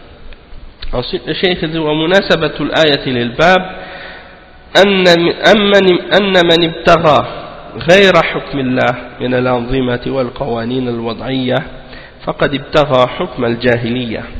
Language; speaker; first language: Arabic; non-native, fluent; French